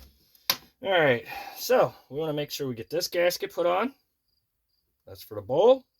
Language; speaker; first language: English; native; English